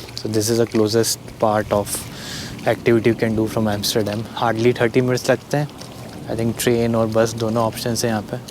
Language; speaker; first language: Hindi; native; Hindi